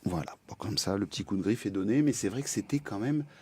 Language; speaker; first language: French; native; French